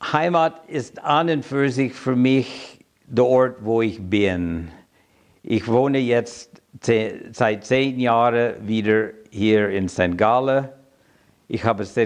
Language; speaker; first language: German; non-native, fluent; English